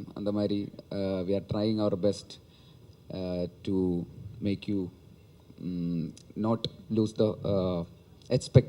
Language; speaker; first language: Tamil; non-native, learner; Malayalam